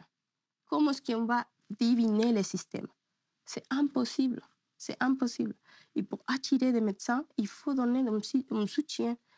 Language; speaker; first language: French; non-native, learner; Spanish